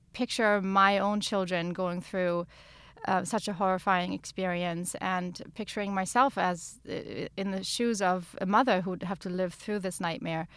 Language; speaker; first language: English; non-native, fluent; German